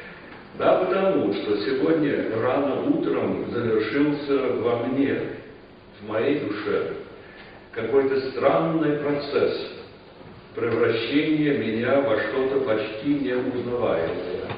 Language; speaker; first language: Russian; non-native, fluent; English